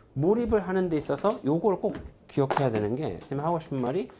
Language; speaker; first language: Korean; native; Korean